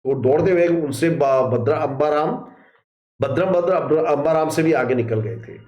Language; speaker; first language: Hindi; non-native, local second language; Gujarati